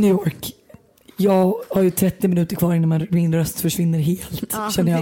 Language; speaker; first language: Swedish; native; Swedish